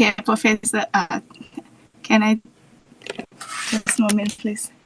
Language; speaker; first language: English; non-native, learner; Thai